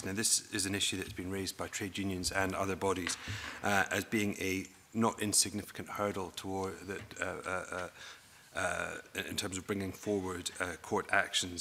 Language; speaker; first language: English; native; English